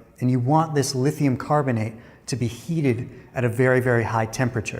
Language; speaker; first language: English; native; English